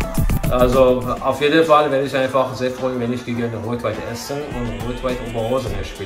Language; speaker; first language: German; non-native, fluent; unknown